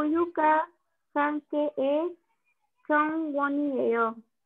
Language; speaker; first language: Korean; non-native, learner; Spanish